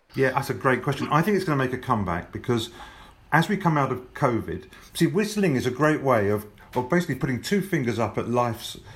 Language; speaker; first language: English; native; English